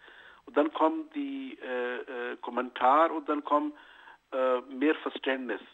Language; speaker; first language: German; non-native, fluent; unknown